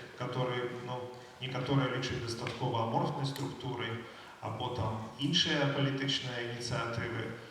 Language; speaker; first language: Belarusian; non-native, local second language; Russian